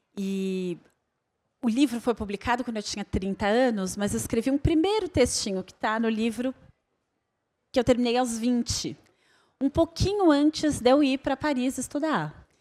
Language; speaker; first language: Portuguese; native; Portuguese